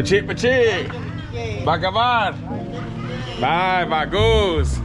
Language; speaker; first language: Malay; non-native, learner; English